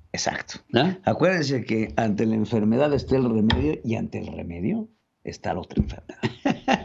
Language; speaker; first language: Spanish; native; Spanish